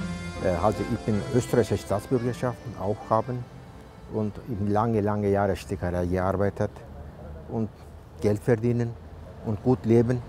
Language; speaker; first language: German; non-native, learner; Turkish